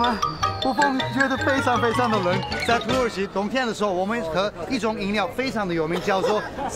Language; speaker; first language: Chinese; non-native, fluent; Turkish